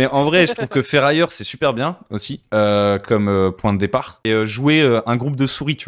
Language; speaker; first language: French; native; French